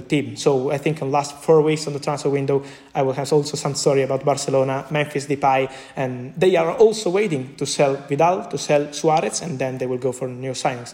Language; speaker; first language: English; non-native, fluent; Italian